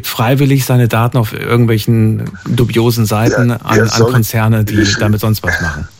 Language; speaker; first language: German; native; German